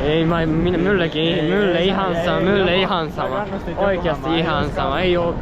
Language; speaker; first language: Finnish; non-native, learner; Japanese